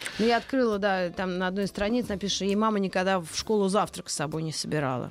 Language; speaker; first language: Russian; native; Russian